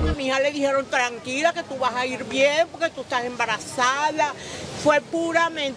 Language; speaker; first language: Spanish; native; Spanish